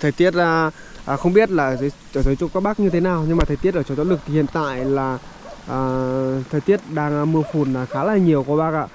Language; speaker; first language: Vietnamese; native; Vietnamese